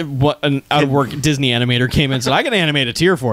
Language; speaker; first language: English; native; English